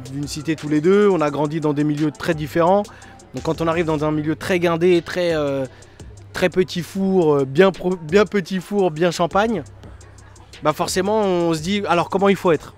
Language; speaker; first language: French; native; French